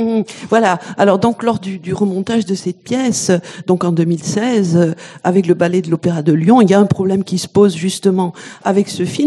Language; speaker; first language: French; native; French